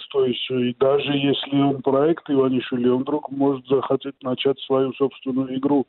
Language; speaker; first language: Russian; non-native, local second language; Georgian